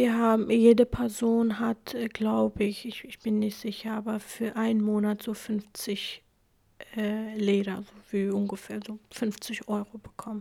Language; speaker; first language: German; non-native, fluent; Kurdish